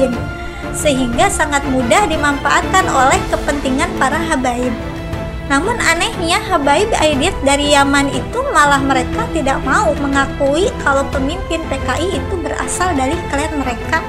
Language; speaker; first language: Indonesian; native; Indonesian